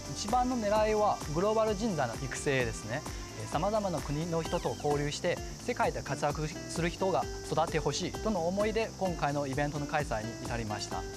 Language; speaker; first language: Japanese; non-native, fluent; Chinese